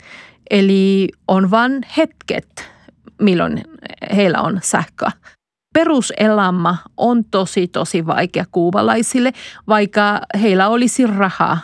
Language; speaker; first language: Finnish; non-native, fluent; Spanish